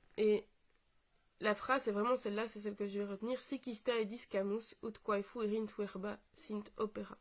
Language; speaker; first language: French; native; French